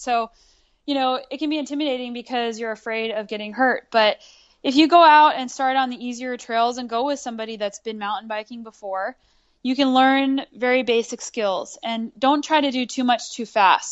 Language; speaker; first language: English; native; English